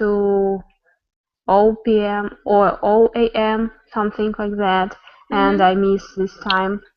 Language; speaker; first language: English; non-native, learner; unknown